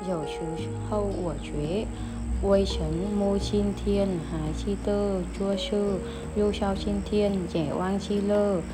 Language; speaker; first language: Chinese; non-native, learner; Vietnamese